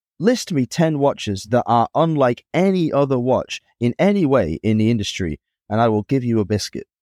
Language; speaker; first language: English; native; English